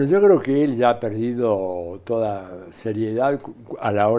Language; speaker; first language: Spanish; native; Spanish